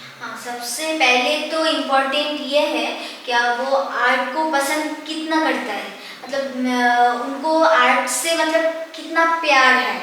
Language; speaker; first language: Hindi; non-native, local second language; Bangla